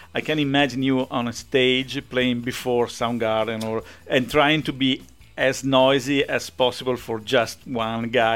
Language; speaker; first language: English; non-native, fluent; Italian